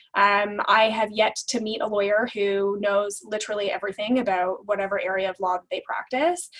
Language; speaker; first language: English; native; English